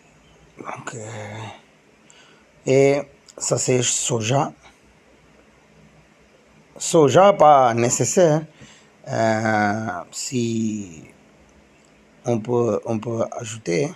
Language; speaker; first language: French; non-native, learner; Tamil